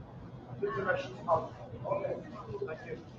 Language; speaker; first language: English; non-native, learner; French